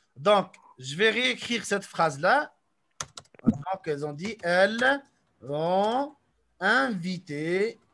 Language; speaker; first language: French; non-native, local second language; Arabic